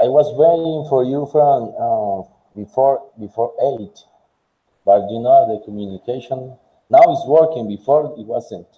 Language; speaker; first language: English; non-native, learner; Spanish